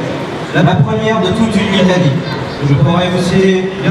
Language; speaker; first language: French; native; French